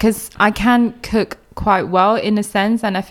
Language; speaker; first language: English; non-native, fluent; Chinese